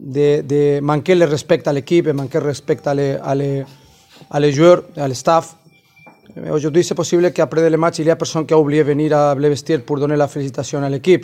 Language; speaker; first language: French; non-native, fluent; Spanish